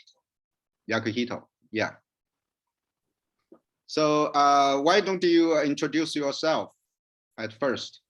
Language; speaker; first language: English; non-native, learner; Chinese